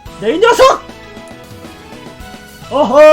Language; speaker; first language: Korean; native; Korean